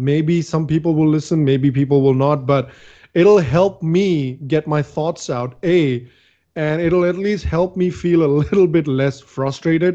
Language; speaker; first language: English; non-native, local second language; Hindi